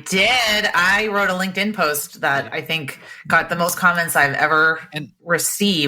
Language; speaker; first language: English; native; English